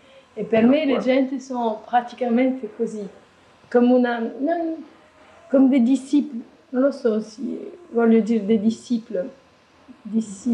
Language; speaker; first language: Italian; non-native, learner; French